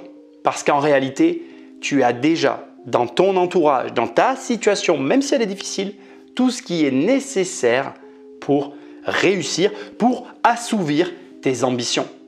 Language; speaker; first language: French; native; French